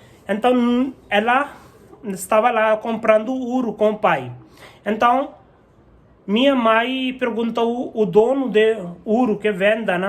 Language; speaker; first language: Portuguese; non-native, learner; Hindi